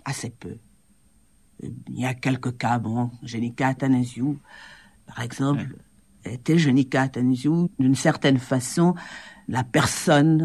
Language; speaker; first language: French; native; French